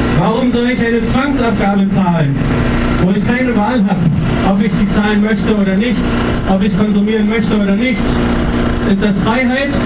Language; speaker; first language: German; native; German